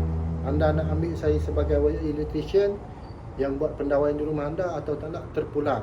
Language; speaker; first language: Malay; native; Malay